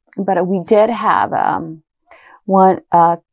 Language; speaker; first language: English; early bilingual, other home language; Japanese